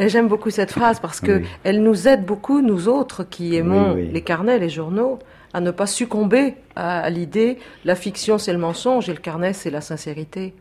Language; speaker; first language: French; native; French